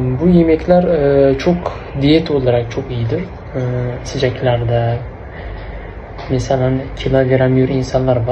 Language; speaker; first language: Turkish; non-native, learner; Uzbek